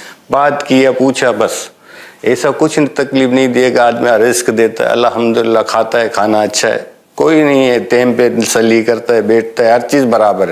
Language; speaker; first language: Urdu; non-native, local second language; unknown